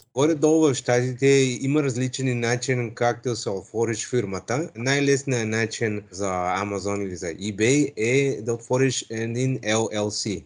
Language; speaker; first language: Bulgarian; non-native, learner; English